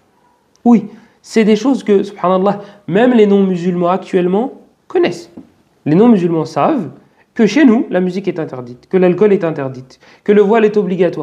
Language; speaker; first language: French; native; French